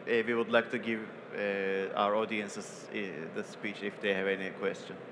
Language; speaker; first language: English; non-native, fluent; Turkish